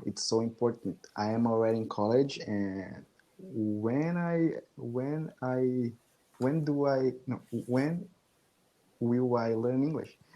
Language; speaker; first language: English; non-native, fluent; Portuguese